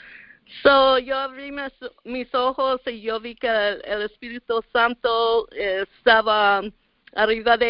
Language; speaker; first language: Spanish; early bilingual, heritage; Spanish